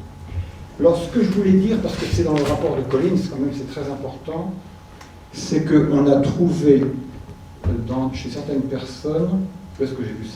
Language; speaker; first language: French; native; French